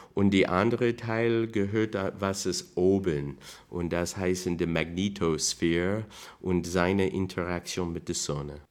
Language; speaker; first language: German; non-native, learner; English